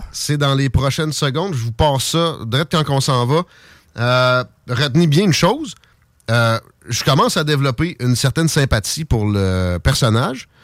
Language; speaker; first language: French; native; French